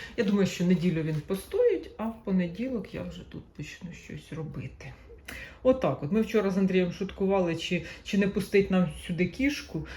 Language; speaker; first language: Ukrainian; non-native, local second language; Russian